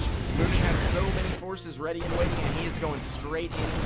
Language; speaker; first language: English; native; English